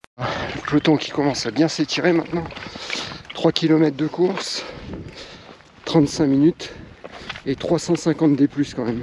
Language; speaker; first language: French; native; French